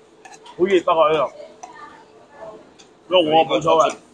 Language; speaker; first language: Cantonese; native; Cantonese